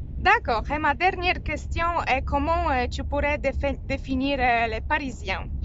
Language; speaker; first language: French; non-native, fluent; Polish